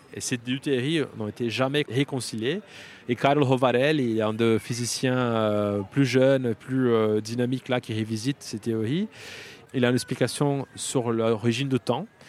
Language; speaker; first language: French; non-native, fluent; Portuguese